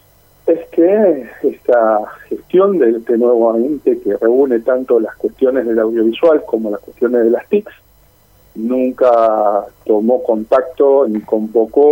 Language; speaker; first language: Spanish; native; Spanish